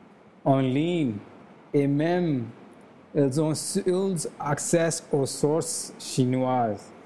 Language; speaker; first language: French; non-native, learner; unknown